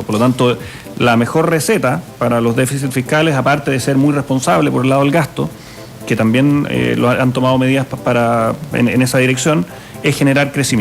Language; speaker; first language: Spanish; native; Spanish